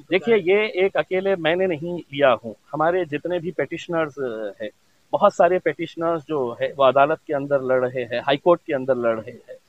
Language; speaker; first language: Hindi; non-native, local second language; Urdu